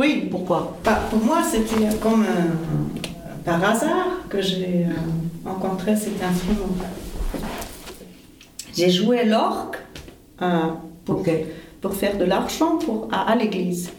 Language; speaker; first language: French; non-native, fluent; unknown